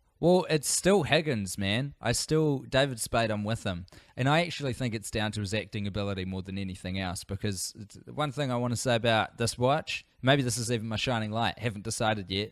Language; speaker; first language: English; native; English